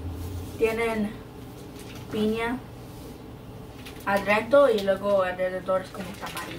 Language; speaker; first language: Spanish; early bilingual, heritage; Spanish